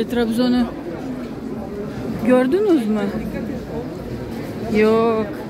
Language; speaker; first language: Turkish; non-native, fluent; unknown